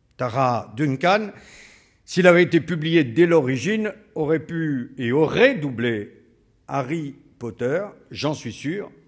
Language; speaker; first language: French; native; French